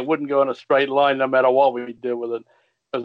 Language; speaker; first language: English; native; English